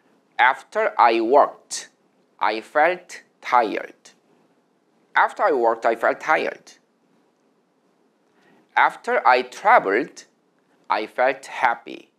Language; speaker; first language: English; non-native, fluent; Korean